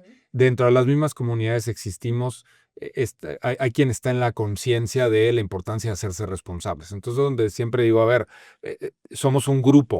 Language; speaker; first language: Spanish; native; Spanish